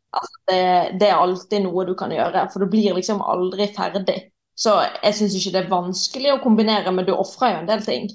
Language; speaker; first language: Norwegian; native; Norwegian